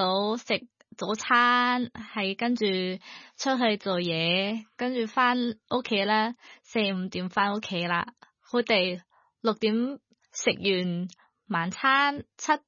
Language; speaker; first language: Cantonese; non-native, learner; Thai